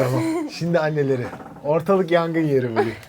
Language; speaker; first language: Turkish; native; Turkish